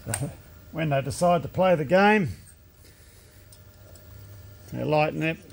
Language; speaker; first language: English; native; English